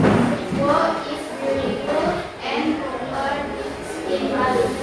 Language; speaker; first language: English; non-native, learner; Indonesian